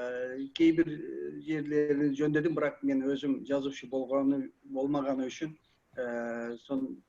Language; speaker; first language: Kyrgyz; non-native, learner; Kazakh